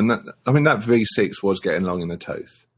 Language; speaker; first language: English; native; English